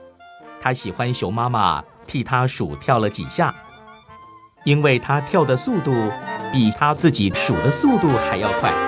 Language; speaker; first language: Chinese; native; Chinese